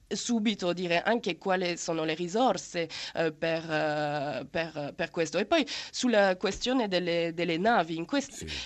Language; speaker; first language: Italian; non-native, fluent; French